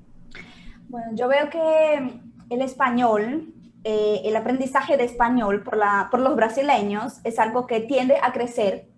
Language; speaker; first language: Spanish; non-native, fluent; Portuguese